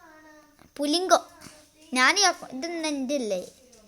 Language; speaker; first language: Malayalam; native; Malayalam